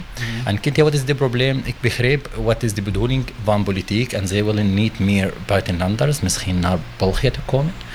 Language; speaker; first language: Dutch; non-native, learner; Arabic